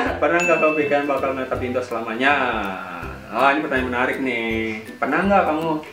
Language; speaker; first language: Indonesian; native; Indonesian